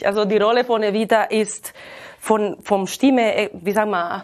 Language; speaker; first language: German; non-native, fluent; Catalan